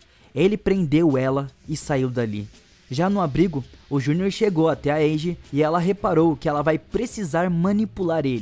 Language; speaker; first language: Portuguese; native; Portuguese